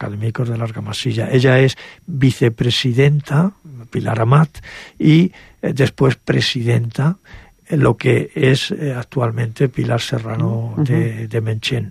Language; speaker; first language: Spanish; native; Spanish